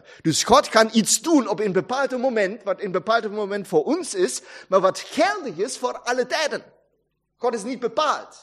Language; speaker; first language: Dutch; non-native, fluent; German